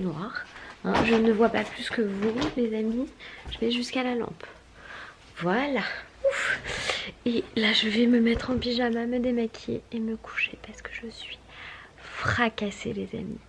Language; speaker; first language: French; native; French